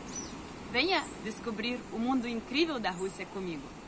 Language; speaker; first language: Portuguese; non-native, fluent; Russian